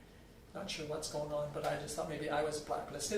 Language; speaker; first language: English; native; English